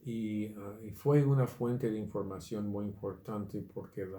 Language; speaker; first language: Spanish; non-native, fluent; English